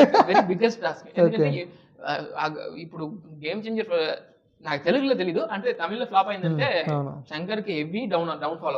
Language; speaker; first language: Telugu; non-native, learner; Tamil